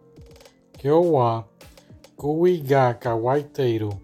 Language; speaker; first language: Japanese; non-native, learner; English